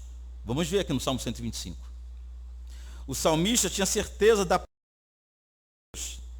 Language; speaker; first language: Portuguese; native; Portuguese